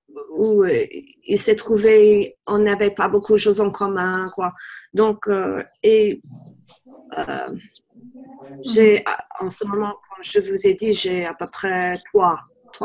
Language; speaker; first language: French; non-native, fluent; English